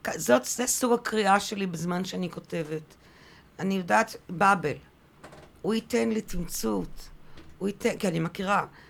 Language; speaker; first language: Hebrew; early bilingual, other home language; French